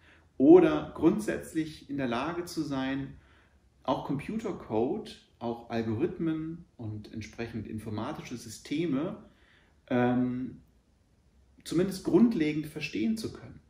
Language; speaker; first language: German; native; German